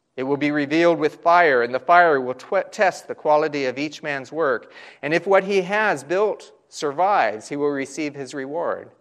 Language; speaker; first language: English; native; English